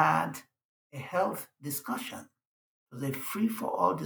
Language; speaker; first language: English; non-native, local second language; Igbo